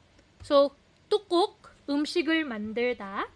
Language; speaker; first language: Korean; non-native, fluent; Filipino